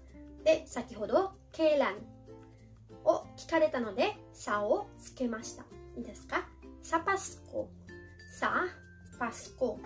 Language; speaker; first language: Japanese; non-native, fluent; Filipino